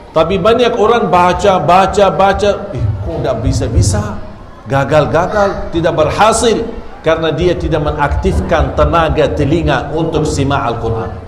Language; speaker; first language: Indonesian; non-native, fluent; Arabic